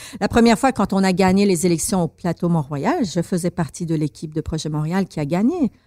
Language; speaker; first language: French; early bilingual, other home language; Persian